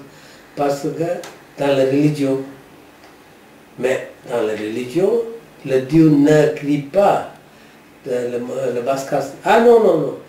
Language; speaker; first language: French; non-native, learner; Tamil